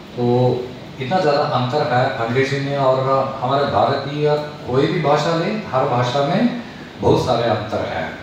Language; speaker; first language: Hindi; non-native, local second language; Telugu